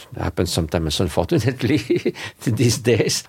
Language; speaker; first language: English; non-native, fluent; French